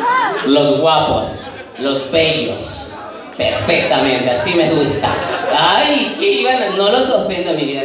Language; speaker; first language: Spanish; native; Spanish